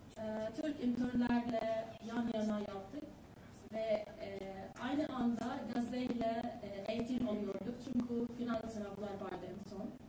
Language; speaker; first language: Turkish; non-native, learner; Arabic